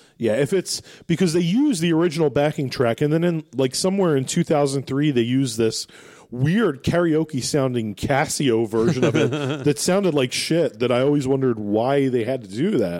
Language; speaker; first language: English; native; English